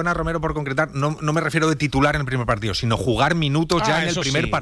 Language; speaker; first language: Spanish; native; Spanish